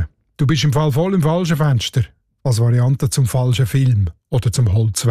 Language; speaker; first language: German; native; German